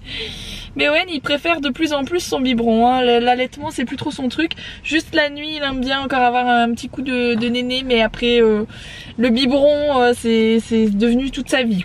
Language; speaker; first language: French; native; French